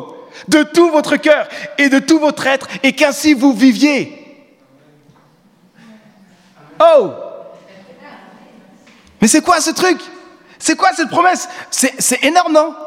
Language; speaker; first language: French; native; French